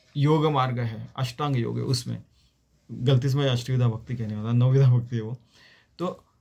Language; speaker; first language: Hindi; non-native, local second language; Marathi